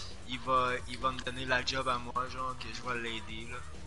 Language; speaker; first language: French; native; French